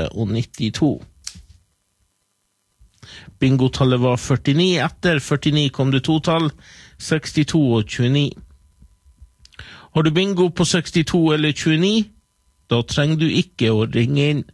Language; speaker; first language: Norwegian; native; Norwegian